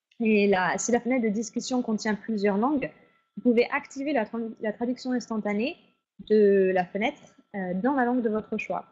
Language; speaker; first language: French; native; French